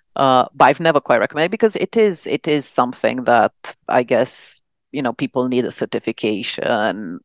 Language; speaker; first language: English; non-native, fluent; Romanian